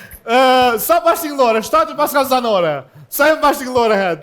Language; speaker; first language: Albanian; native; Albanian